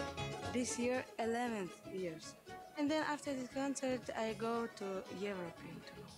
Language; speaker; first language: English; non-native, learner; Uzbek